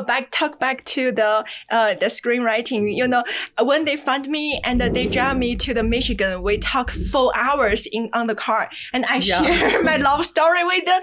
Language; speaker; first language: English; non-native, fluent; Chinese